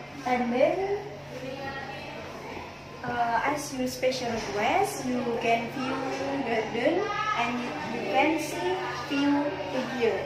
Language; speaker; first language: English; non-native, learner; Indonesian